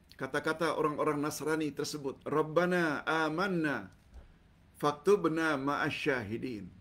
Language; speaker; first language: Malay; native; Malay